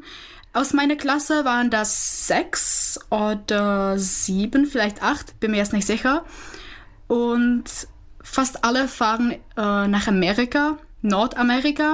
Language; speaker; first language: German; non-native, fluent; Czech